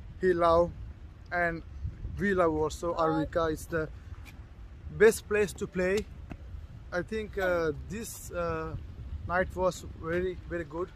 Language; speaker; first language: English; non-native, learner; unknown